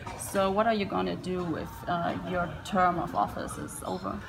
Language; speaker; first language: English; non-native, fluent; German